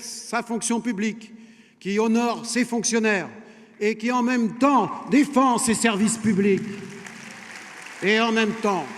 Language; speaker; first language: French; native; French